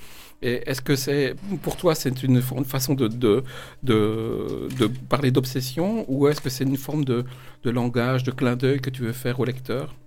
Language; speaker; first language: French; native; French